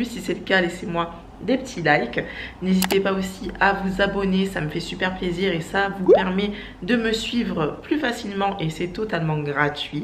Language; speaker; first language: French; native; French